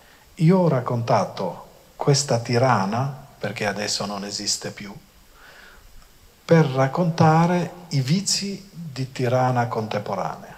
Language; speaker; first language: Italian; non-native, fluent; Albanian